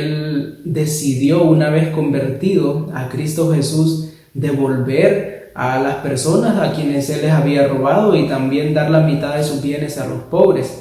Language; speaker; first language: Spanish; native; Spanish